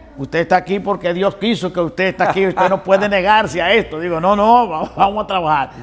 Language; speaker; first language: Spanish; native; Spanish